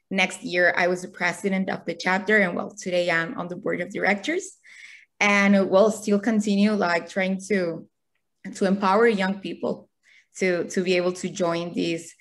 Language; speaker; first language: English; non-native, fluent; Spanish